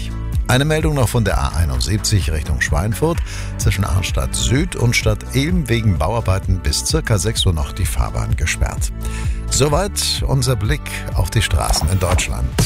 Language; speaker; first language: German; native; German